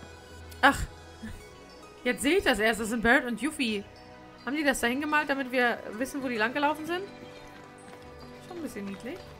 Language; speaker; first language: German; native; German